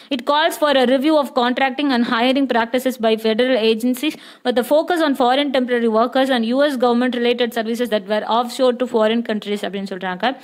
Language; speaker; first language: English; non-native, local second language; Tamil